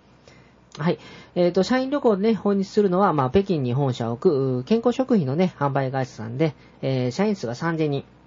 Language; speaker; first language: Japanese; native; Japanese